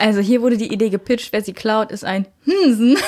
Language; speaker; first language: German; native; German